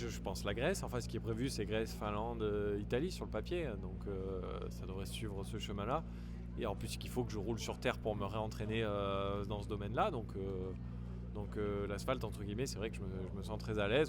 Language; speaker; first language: French; native; French